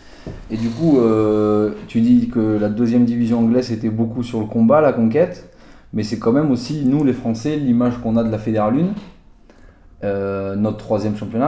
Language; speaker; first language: French; native; French